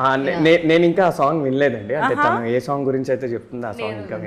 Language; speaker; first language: Telugu; native; Telugu